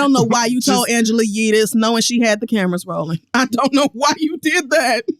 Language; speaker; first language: English; native; English